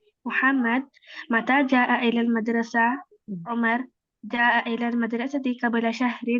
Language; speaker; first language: Arabic; non-native, learner; Tamil